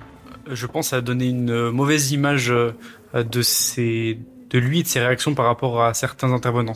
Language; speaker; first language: French; native; French